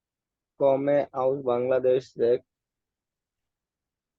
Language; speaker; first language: German; non-native, learner; Bangla